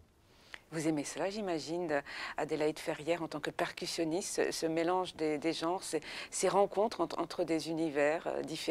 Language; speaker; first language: French; native; French